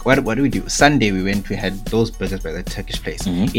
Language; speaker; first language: English; non-native, local second language; Shona